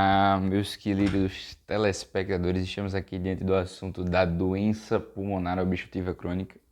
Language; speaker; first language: Portuguese; native; Portuguese